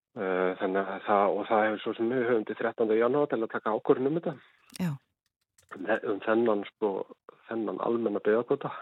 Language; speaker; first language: Icelandic; native; Icelandic